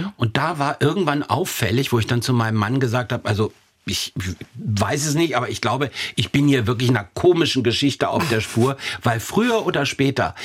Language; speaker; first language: German; native; German